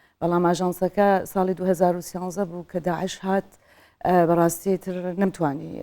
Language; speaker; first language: Central Kurdish; native; Central Kurdish